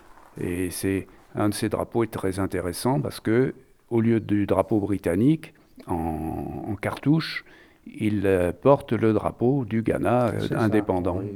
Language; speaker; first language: French; native; French